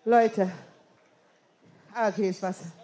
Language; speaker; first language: German; non-native, fluent; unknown